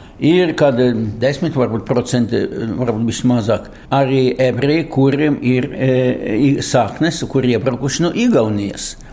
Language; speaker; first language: Latvian; non-native, local second language; Russian